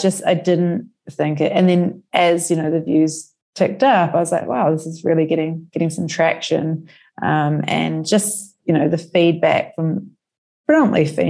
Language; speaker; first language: English; native; English